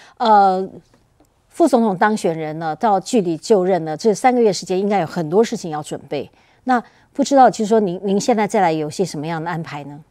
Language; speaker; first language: Chinese; native; Chinese